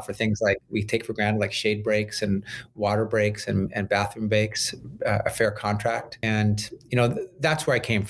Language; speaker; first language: English; native; English